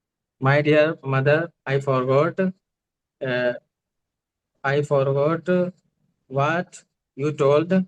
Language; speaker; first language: English; non-native, learner; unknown